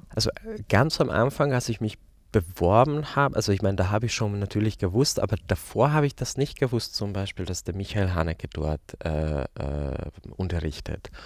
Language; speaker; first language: German; non-native, fluent; Hungarian